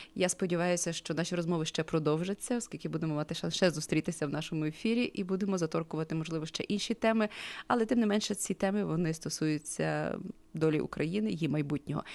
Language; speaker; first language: Ukrainian; early bilingual, heritage; Ukrainian